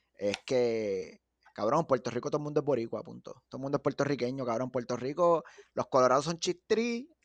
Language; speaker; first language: Spanish; native; Spanish